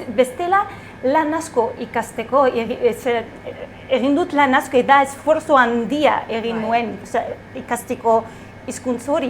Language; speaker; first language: Basque; non-native, learner; Arabic